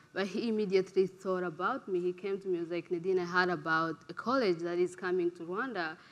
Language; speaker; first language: English; non-native, local second language; Kinyarwanda